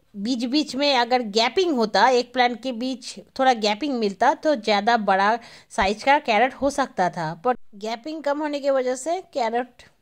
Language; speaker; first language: Hindi; non-native, local second language; Bangla